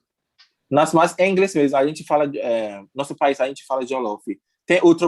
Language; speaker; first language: Portuguese; non-native, learner; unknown